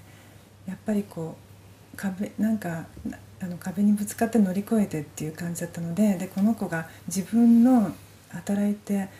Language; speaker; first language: Japanese; native; Japanese